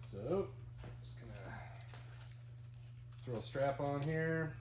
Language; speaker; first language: English; native; English